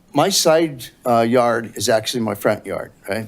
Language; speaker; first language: English; native; English